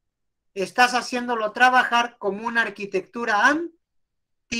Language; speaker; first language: Spanish; native; Spanish